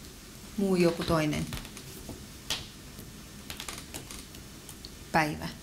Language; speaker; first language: Finnish; native; Finnish